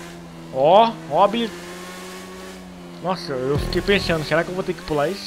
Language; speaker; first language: Portuguese; native; Portuguese